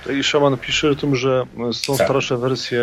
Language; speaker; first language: Polish; native; Polish